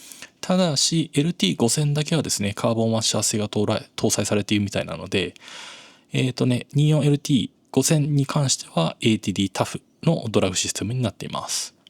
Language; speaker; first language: Japanese; native; Japanese